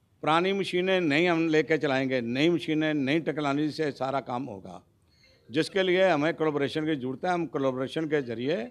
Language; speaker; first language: Hindi; non-native, local second language; Punjabi